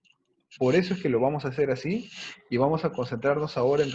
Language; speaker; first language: Spanish; native; Spanish